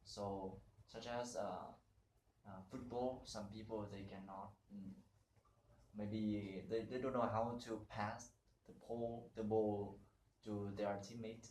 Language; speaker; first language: English; non-native, learner; Vietnamese